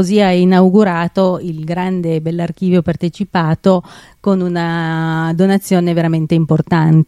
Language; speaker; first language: Italian; native; Italian